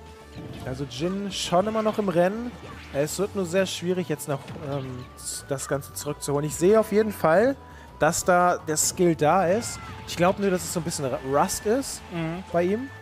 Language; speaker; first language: German; native; German